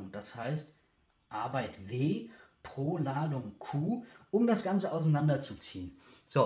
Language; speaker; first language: German; native; German